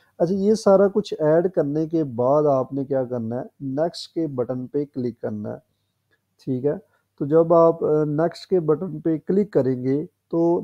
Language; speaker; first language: Urdu; non-native, local second language; Punjabi